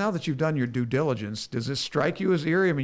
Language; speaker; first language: English; native; English